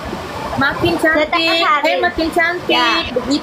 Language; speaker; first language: Indonesian; native; Indonesian